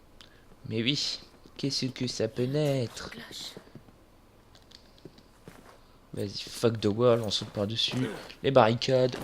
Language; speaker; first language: French; native; French